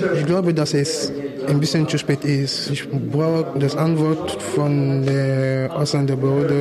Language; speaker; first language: German; non-native, learner; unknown